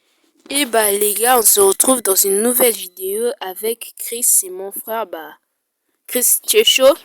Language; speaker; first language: French; native; French